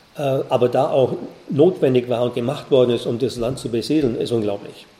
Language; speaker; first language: German; native; German